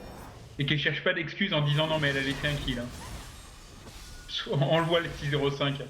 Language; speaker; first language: French; native; French